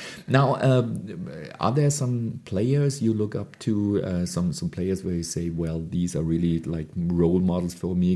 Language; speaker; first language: English; non-native, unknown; German